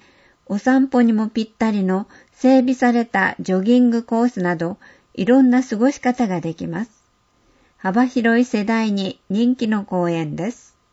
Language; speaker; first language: Japanese; native; Japanese